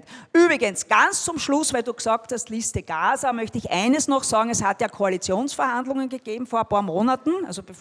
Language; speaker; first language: German; native; German